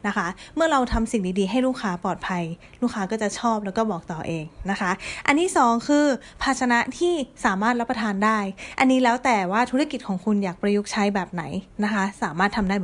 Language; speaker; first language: Thai; native; Thai